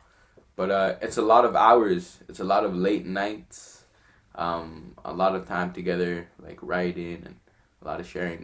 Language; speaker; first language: English; non-native, fluent; French